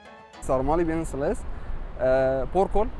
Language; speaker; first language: Romanian; non-native, fluent; Arabic